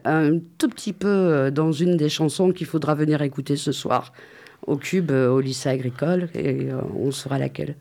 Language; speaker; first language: French; native; French